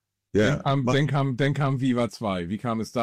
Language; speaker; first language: German; native; German